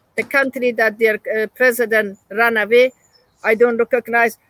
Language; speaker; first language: English; non-native, learner; Persian